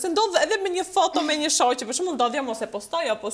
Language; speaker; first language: Albanian; native; Albanian